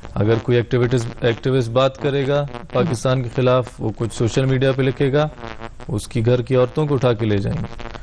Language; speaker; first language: Urdu; non-native, local second language; Baluchi